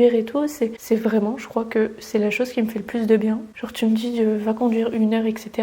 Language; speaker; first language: French; native; French